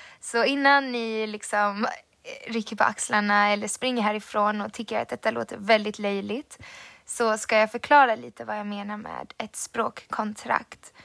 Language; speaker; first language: Swedish; native; Swedish